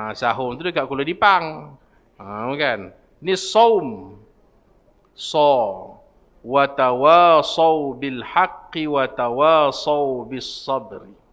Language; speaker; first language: Malay; native; Malay